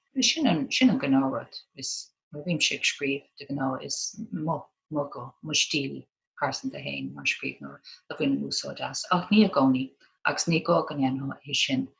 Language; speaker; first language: Irish; non-native, local second language; English